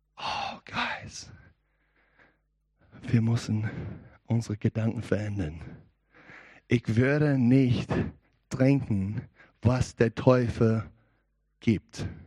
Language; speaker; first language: German; non-native, learner; English